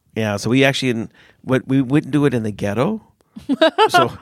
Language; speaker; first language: English; native; English